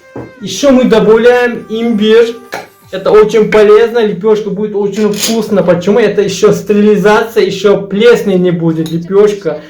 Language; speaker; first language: Russian; non-native, learner; Uzbek